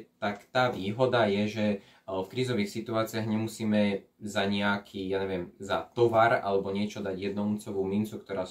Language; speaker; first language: Slovak; native; Slovak